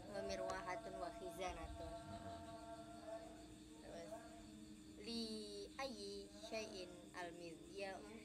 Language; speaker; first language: Arabic; non-native, learner; Javanese